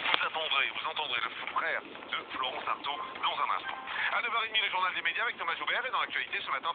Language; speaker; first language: French; native; French